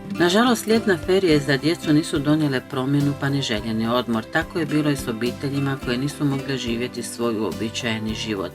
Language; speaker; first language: Bosnian; early bilingual, heritage; Croatian